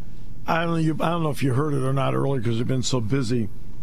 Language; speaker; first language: English; native; English